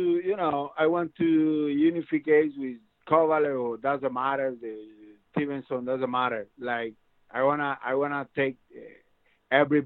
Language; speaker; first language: English; non-native, learner; Spanish